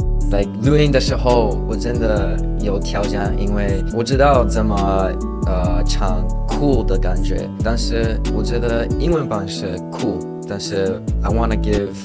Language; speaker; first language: Chinese; non-native, learner; English